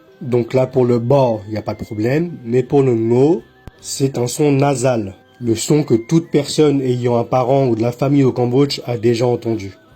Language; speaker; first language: French; native; French